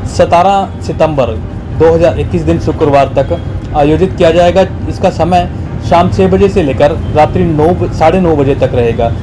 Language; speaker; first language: Hindi; non-native, local second language; Punjabi